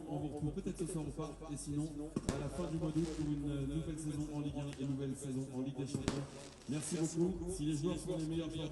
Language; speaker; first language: French; native; French